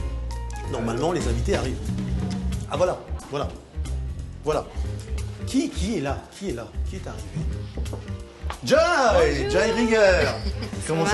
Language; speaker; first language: French; native; French